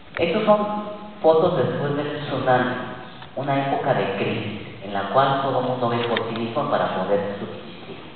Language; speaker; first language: Spanish; native; Spanish